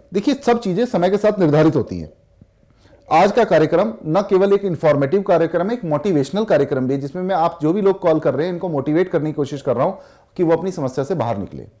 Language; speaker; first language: Hindi; native; Hindi